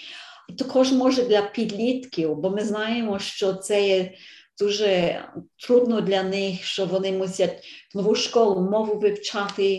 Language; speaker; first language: Ukrainian; early bilingual, heritage; Ukrainian